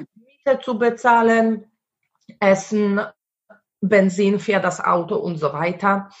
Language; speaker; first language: German; non-native, fluent; Polish